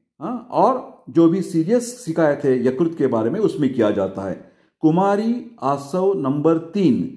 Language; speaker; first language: Hindi; non-native, local second language; Marathi